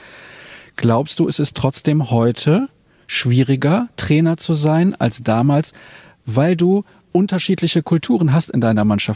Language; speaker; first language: German; native; German